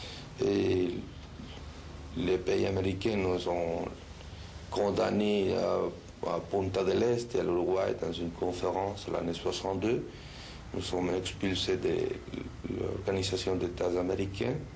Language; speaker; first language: French; non-native, fluent; Spanish